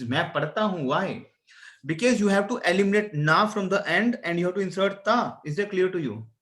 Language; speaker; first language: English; non-native, local second language; Hindi